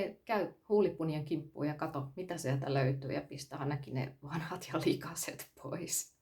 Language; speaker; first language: Finnish; native; Finnish